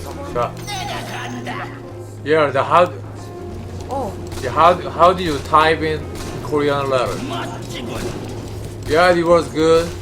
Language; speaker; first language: English; non-native, learner; Korean